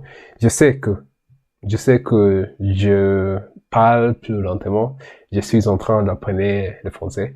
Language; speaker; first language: French; non-native, learner; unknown